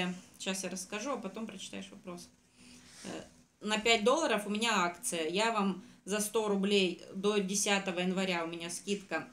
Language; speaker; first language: Russian; native; Russian